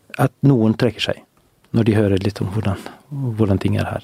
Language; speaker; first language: Norwegian; non-native, fluent; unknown